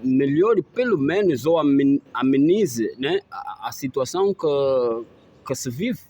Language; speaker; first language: Portuguese; native; Portuguese